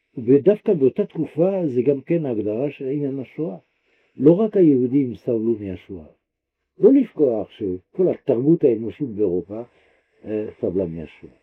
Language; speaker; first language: Hebrew; non-native, fluent; French